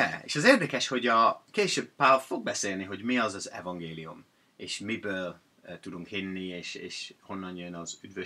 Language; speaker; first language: Hungarian; non-native, fluent; English